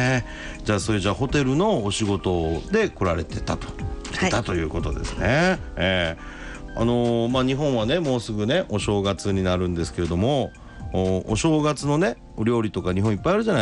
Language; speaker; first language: Japanese; native; Japanese